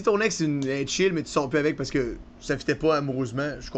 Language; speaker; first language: French; native; French